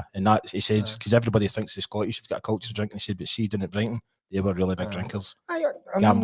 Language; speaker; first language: English; native; English